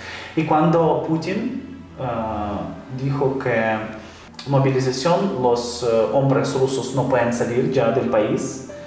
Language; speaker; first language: Spanish; non-native, fluent; Ukrainian